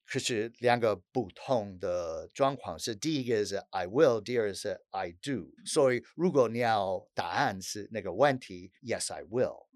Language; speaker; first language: Chinese; non-native, fluent; English